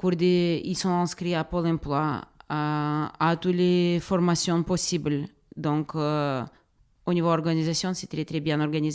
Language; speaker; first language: French; non-native, fluent; Russian